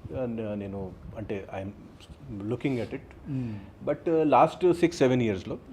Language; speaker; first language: Telugu; non-native, fluent; Hindi